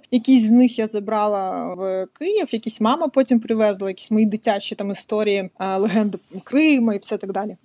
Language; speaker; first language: Ukrainian; non-native, local second language; Russian